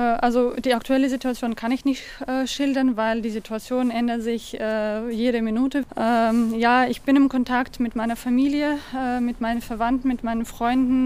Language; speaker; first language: German; non-native, fluent; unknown